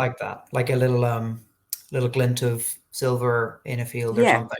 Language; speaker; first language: English; native; English